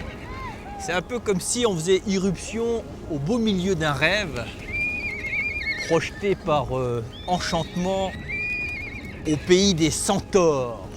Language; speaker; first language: French; native; French